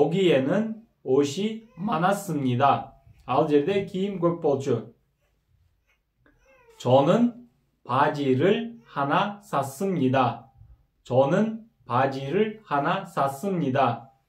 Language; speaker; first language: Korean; non-native, fluent; Kyrgyz